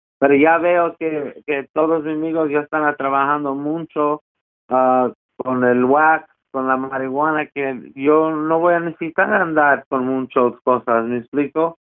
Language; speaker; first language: Spanish; early bilingual, heritage; Spanish